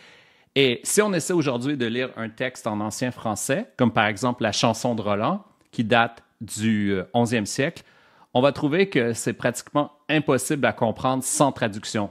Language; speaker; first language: French; native; French